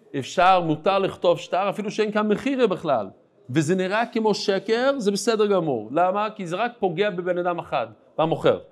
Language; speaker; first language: Hebrew; non-native, fluent; English